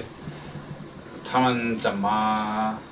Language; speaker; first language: Chinese; non-native, learner; English